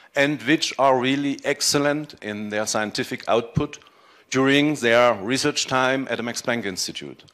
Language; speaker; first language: English; non-native, fluent; German